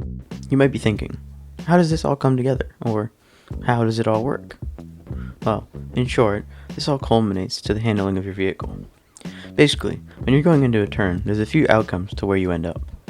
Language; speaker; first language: English; native; English